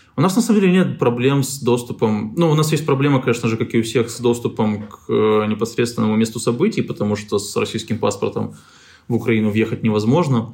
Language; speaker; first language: Russian; native; Russian